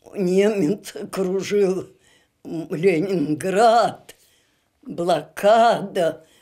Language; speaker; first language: Russian; native; Russian